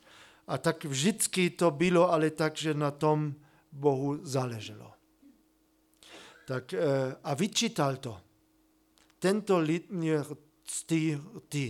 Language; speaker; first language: Czech; non-native, fluent; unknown